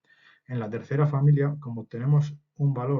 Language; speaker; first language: Spanish; native; Spanish